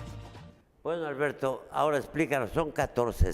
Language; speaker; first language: Spanish; native; Spanish